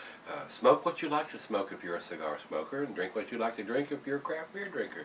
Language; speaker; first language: English; native; English